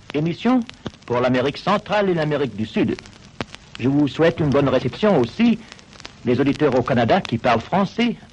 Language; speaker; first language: French; non-native, fluent; Dutch